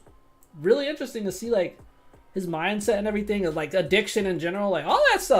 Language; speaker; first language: English; native; English